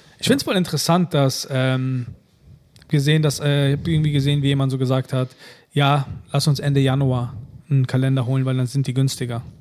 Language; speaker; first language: German; early bilingual, other home language; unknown